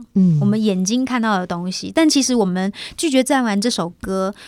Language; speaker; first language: Chinese; native; Chinese